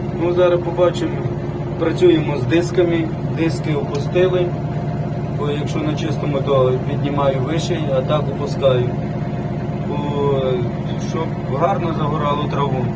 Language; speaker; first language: Ukrainian; native; Ukrainian